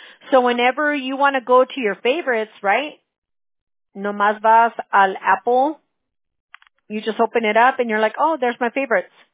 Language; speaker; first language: English; early bilingual, other home language; Spanish